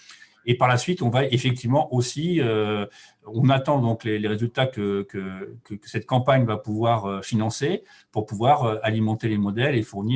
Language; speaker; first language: French; native; French